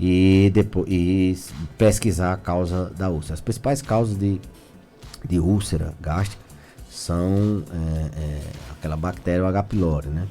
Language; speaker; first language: Portuguese; native; Portuguese